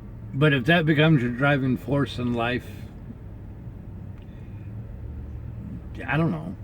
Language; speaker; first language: English; native; English